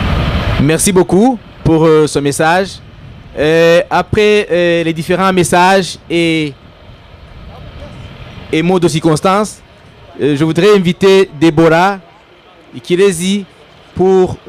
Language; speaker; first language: French; non-native, local second language; Kinyarwanda